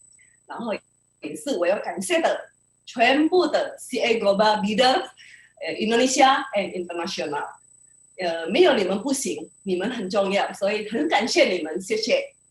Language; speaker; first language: Chinese; early bilingual, heritage; Indonesian